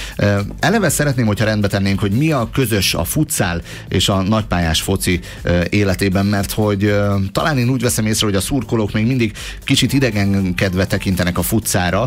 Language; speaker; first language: Hungarian; native; Hungarian